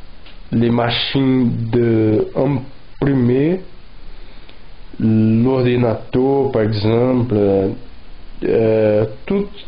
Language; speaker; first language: French; non-native, learner; Portuguese